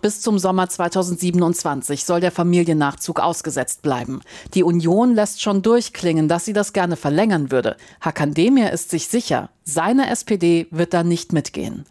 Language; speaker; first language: German; native; German